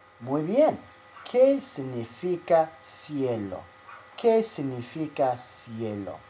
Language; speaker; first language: Spanish; non-native, fluent; English